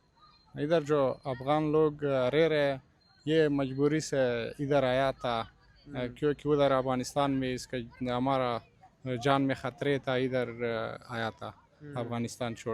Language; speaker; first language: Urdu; non-native, learner; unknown